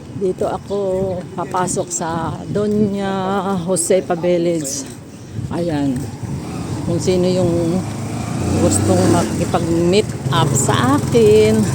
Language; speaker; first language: Filipino; non-native, local second language; Cebuano